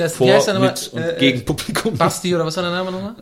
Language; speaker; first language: German; native; German